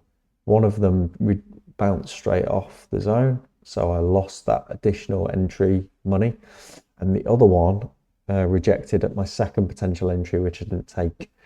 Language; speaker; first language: English; native; English